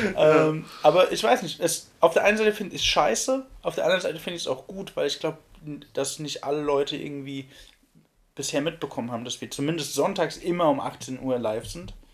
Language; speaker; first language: German; native; German